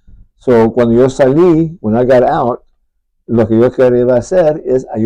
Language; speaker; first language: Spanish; early bilingual, heritage; Spanish